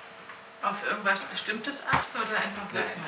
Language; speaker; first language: German; native; German